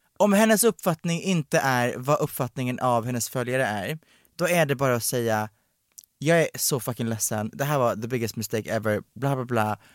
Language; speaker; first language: Swedish; native; Swedish